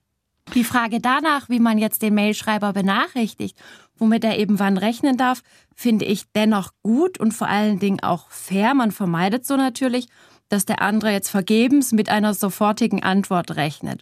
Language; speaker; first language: German; native; German